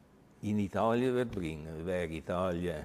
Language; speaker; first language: German; early bilingual, heritage; Italian